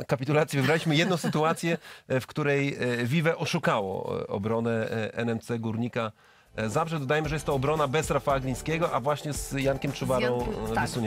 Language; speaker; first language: Polish; native; Polish